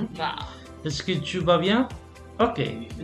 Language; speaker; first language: French; non-native, fluent; Spanish